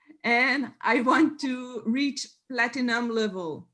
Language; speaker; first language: English; non-native, learner; French